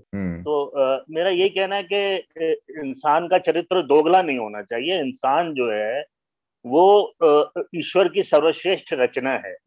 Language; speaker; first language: Hindi; native; Hindi